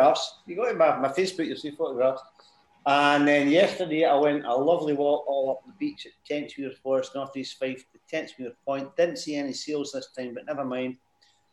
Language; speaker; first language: English; native; English